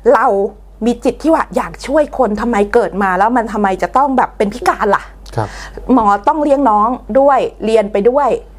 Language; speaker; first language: Thai; native; Thai